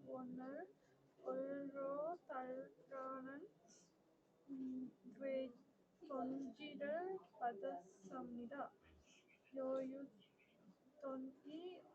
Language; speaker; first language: Korean; non-native, learner; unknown